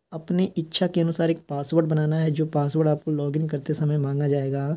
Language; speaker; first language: Hindi; native; Hindi